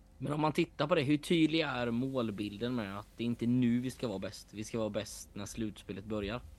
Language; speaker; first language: Swedish; native; Swedish